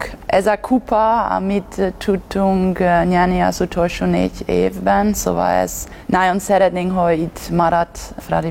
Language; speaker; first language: Hungarian; non-native, learner; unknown